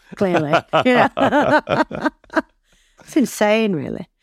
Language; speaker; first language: English; native; English